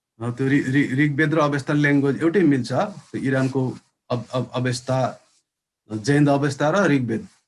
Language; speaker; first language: Nepali; native; Nepali